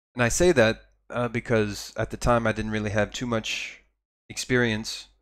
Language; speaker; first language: English; native; English